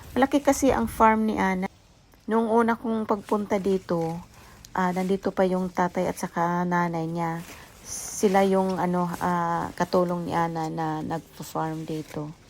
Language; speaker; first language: Filipino; non-native, local second language; Cebuano